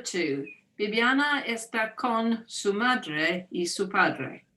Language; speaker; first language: Spanish; non-native, learner; English